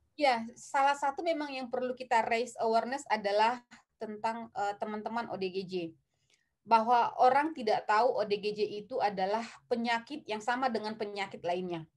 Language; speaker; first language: Indonesian; non-native, local second language; Batak Toba